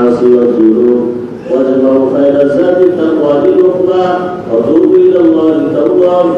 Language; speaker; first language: Arabic; non-native, fluent; Bangla